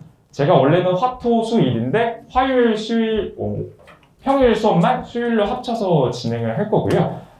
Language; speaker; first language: Korean; native; Korean